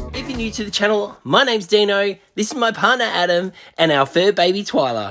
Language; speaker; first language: English; native; English